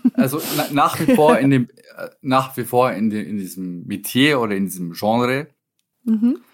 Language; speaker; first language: German; native; German